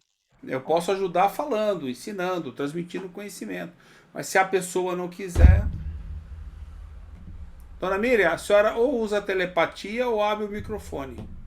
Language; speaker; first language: Portuguese; native; Portuguese